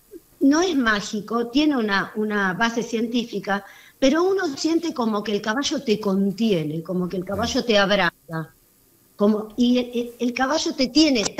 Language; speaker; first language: Spanish; native; Spanish